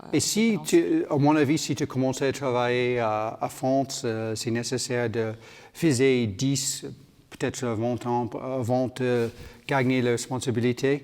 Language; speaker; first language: French; non-native, learner; English